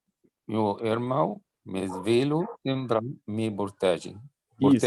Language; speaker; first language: Portuguese; non-native, learner; Arabic